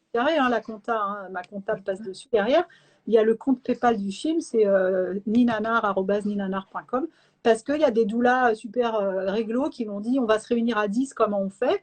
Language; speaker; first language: French; native; French